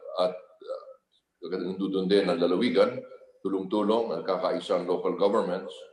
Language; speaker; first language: Filipino; native; Filipino